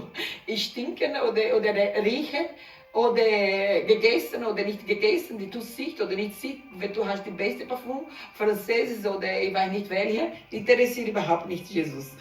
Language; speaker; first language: German; non-native, learner; Portuguese